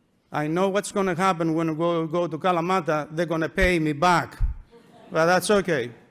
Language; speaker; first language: English; non-native, fluent; Greek